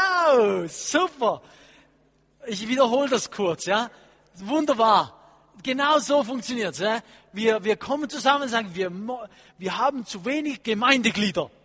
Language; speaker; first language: German; non-native, fluent; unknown